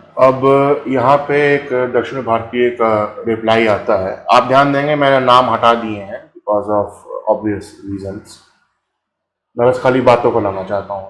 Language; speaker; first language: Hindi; native; Hindi